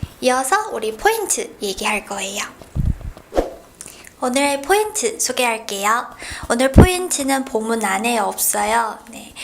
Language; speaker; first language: Korean; non-native, fluent; Chinese